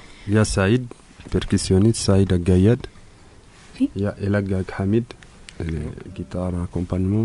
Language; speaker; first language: French; non-native, local second language; Tamasheq